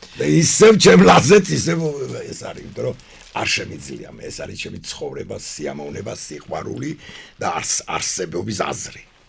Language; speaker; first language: Georgian; non-native, local second language; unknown